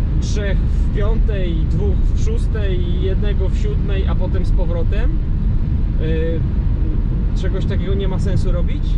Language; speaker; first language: Polish; native; Polish